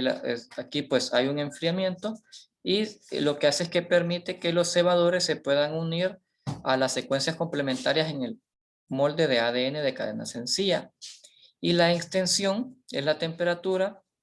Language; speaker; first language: Spanish; native; Spanish